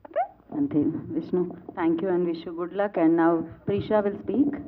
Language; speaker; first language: Telugu; native; Telugu